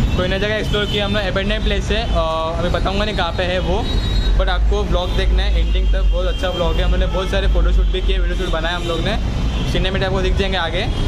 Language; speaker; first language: Hindi; native; Hindi